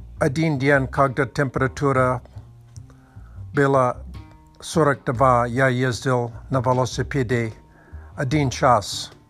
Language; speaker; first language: Russian; non-native, learner; English